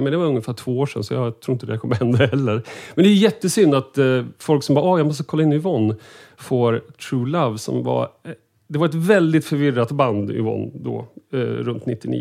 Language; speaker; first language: Swedish; native; Swedish